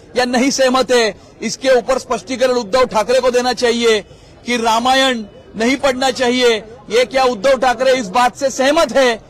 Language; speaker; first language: Hindi; non-native, local second language; Marathi